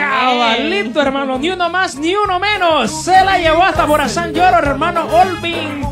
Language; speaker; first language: Spanish; native; Spanish